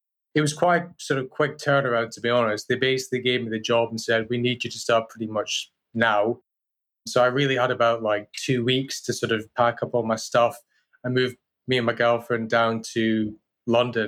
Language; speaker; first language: English; native; English